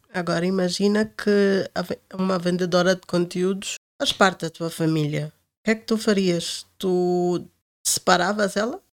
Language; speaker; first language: Portuguese; native; Portuguese